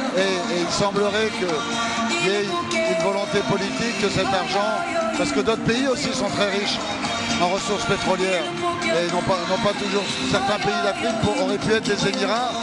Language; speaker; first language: French; native; French